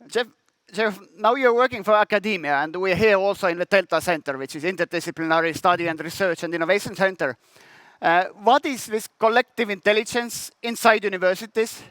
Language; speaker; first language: English; non-native, fluent; Estonian